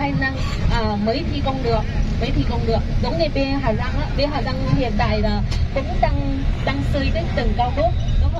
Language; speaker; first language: Vietnamese; non-native, fluent; Chinese